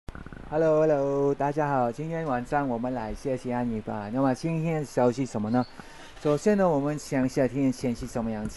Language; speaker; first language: Chinese; non-native, learner; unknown